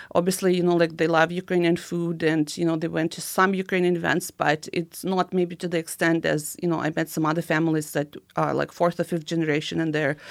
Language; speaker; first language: English; non-native, fluent; Ukrainian